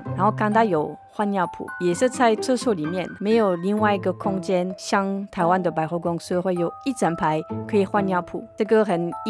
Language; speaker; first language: Chinese; non-native, fluent; French